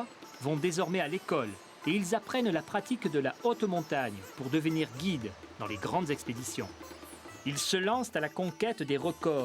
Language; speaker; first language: French; native; French